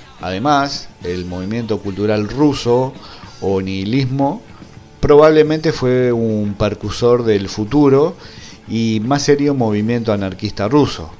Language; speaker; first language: Spanish; native; Spanish